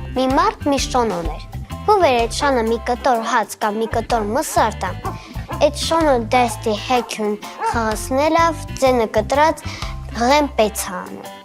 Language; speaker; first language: Armenian; native; Armenian